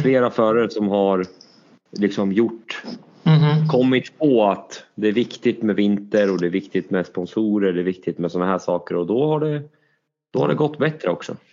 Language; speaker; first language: Swedish; native; Swedish